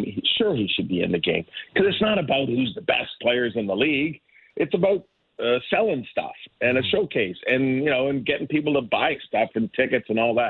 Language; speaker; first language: English; native; English